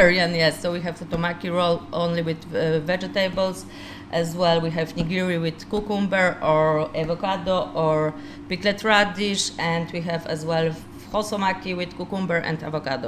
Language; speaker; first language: English; non-native, learner; Polish